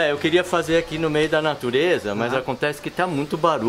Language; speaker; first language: Portuguese; native; Portuguese